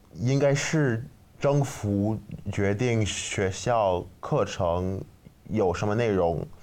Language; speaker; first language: Chinese; non-native, learner; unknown